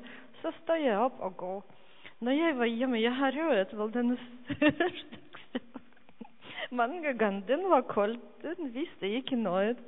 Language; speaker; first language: Danish; non-native, fluent; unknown